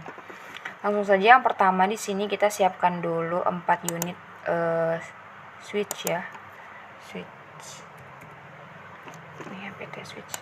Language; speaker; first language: Indonesian; native; Indonesian